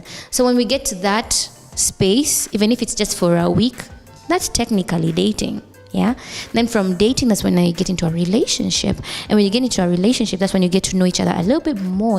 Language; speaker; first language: English; non-native, local second language; Swahili